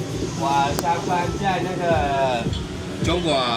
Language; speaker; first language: Chinese; native; Chinese